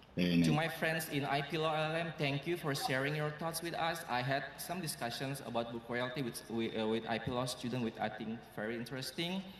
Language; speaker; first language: English; non-native, fluent; Indonesian